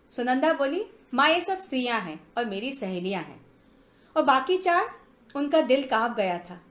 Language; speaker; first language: Hindi; native; Hindi